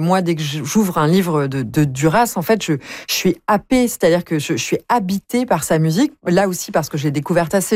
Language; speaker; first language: French; native; French